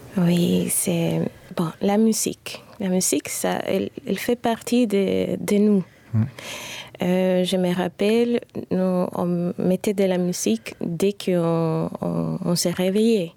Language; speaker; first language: French; non-native, fluent; Spanish